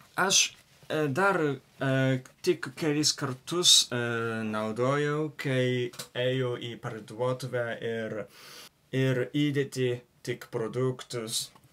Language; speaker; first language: Lithuanian; non-native, learner; Japanese